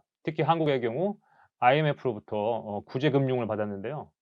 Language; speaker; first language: Korean; native; Korean